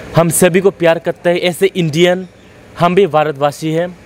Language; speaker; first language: Hindi; non-native, local second language; Kok Borok